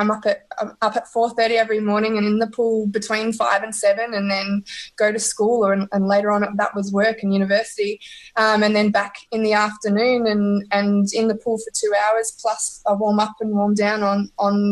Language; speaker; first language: English; native; English